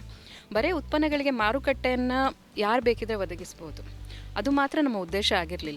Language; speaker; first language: Kannada; native; Kannada